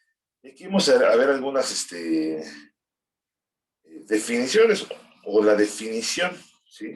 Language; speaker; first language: Spanish; native; Spanish